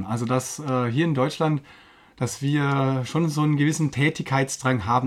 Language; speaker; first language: German; native; German